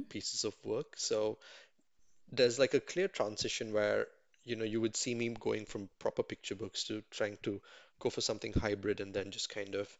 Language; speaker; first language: English; non-native, local second language; Tamil